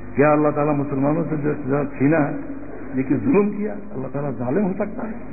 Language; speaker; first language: Urdu; non-native, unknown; Bangla